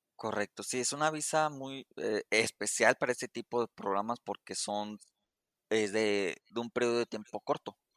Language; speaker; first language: Spanish; native; Spanish